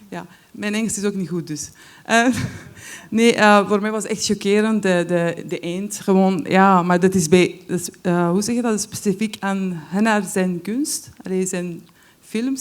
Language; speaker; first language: Dutch; non-native, fluent; Kurdish